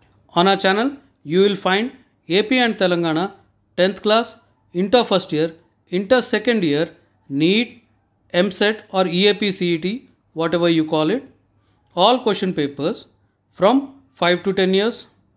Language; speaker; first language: English; non-native, local second language; Telugu